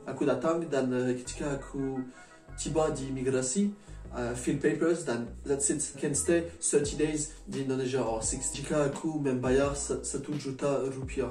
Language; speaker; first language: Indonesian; non-native, learner; French